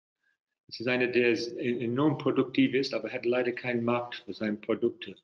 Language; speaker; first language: German; non-native, fluent; English